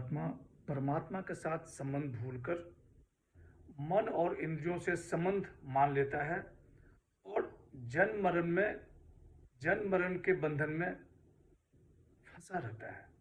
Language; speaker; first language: Hindi; native; Hindi